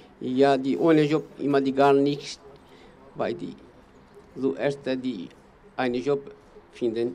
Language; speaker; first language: German; non-native, learner; Kurdish